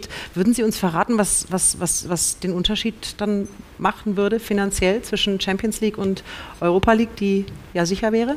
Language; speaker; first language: German; native; German